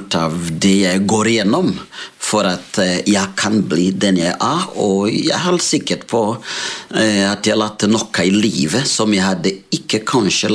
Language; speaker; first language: Norwegian; non-native, fluent; Rundi